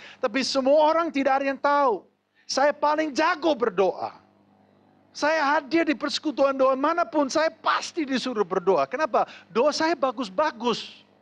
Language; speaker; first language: Indonesian; non-native, fluent; English